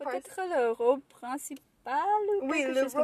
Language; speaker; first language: French; non-native, learner; English